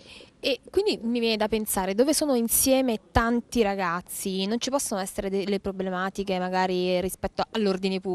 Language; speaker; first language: Italian; native; Italian